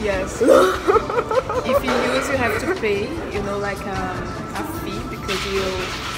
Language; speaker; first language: English; non-native, fluent; Portuguese